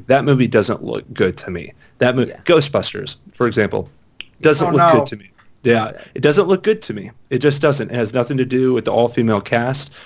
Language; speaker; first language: English; native; English